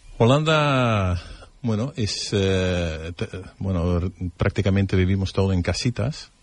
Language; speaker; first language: Spanish; non-native, fluent; Dutch